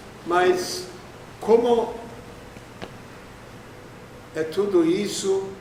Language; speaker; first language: Portuguese; non-native, fluent; Turkish